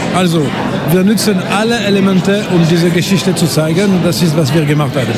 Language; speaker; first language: German; non-native, local second language; French